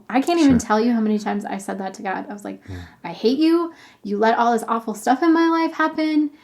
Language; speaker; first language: English; native; English